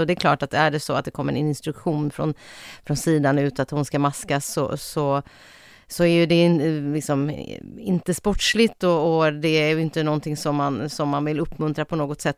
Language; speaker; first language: Swedish; native; Swedish